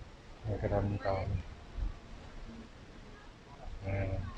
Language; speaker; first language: Filipino; non-native, local second language; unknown